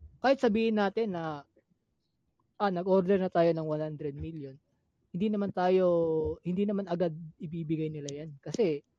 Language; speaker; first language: Filipino; non-native, local second language; Cebuano